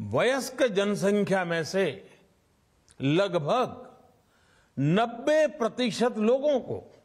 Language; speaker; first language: Hindi; non-native, local second language; Gujarati